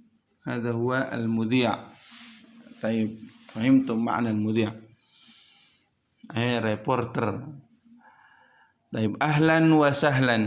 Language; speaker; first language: Arabic; non-native, fluent; Indonesian